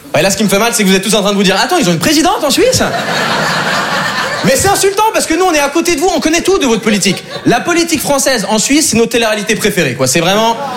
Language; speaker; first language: French; native; French